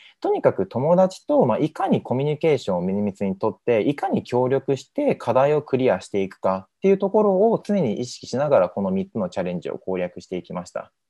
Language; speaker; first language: Japanese; native; Japanese